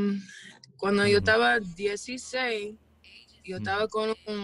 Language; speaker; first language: Spanish; early bilingual, heritage; English